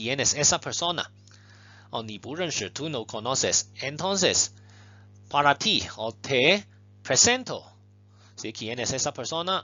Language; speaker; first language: Spanish; non-native, fluent; Chinese